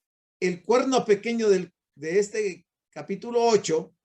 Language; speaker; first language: Spanish; native; Spanish